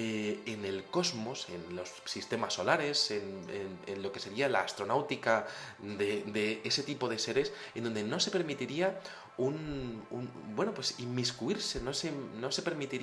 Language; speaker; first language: Spanish; native; Spanish